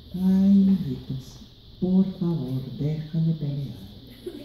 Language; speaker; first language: Spanish; early bilingual, other home language; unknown